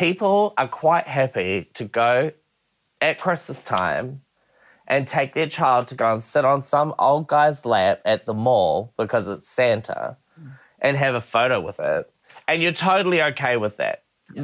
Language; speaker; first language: English; native; English